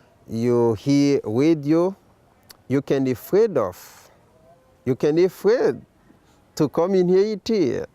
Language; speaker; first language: English; non-native, local second language; Haitian Creole